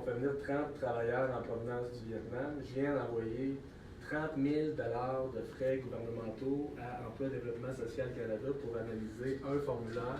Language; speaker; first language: French; native; French